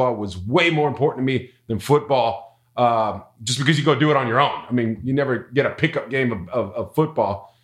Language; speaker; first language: English; native; English